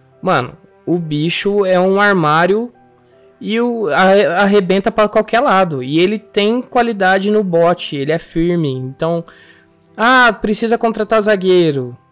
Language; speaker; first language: Portuguese; native; Portuguese